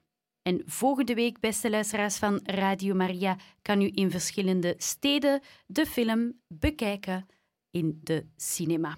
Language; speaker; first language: Dutch; native; Dutch